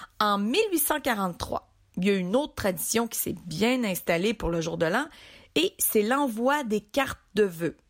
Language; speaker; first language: French; native; French